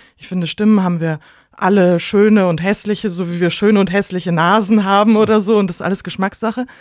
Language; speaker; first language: German; native; German